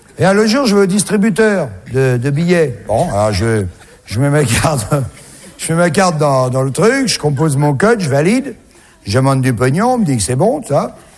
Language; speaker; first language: French; native; French